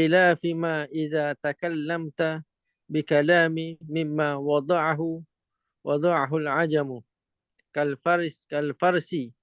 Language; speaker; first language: Arabic; non-native, fluent; Malay